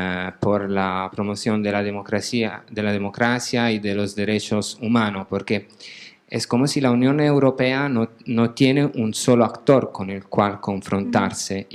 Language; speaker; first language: Spanish; non-native, fluent; Italian